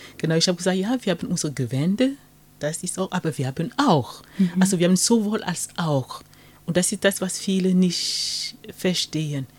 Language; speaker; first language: German; non-native, fluent; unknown